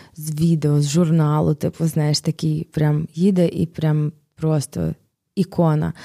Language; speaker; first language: Ukrainian; native; Ukrainian